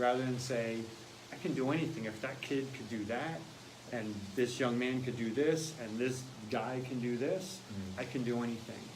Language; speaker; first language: English; native; English